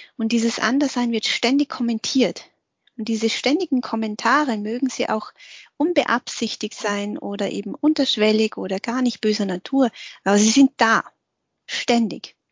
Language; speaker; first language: German; early bilingual, other home language; Vietnamese